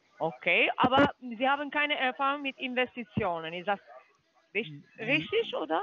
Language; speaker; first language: German; non-native, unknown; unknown